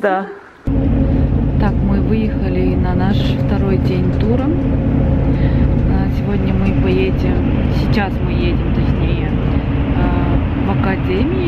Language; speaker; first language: Russian; non-native, local second language; Kazakh